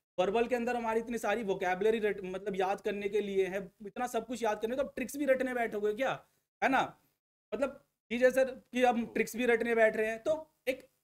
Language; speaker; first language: Hindi; native; Hindi